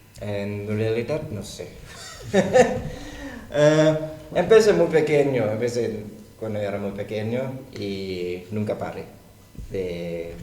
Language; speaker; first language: Spanish; non-native, learner; Thai